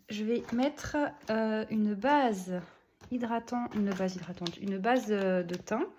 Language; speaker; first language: French; native; French